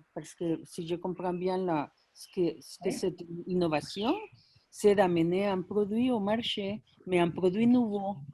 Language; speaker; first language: French; non-native, fluent; Spanish